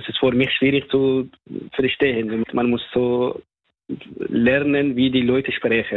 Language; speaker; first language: German; non-native, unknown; Persian